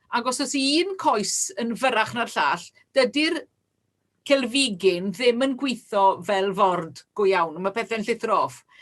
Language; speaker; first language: Welsh; native; Welsh